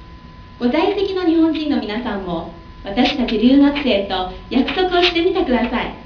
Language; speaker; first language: Japanese; non-native, fluent; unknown